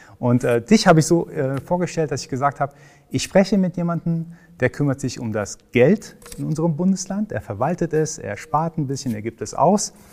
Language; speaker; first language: German; early bilingual, other home language; Persian